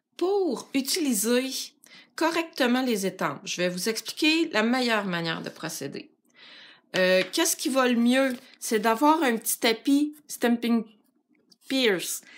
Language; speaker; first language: French; native; French